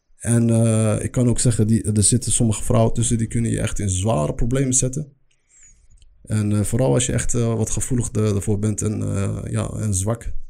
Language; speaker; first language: Dutch; early bilingual, other home language; Arabic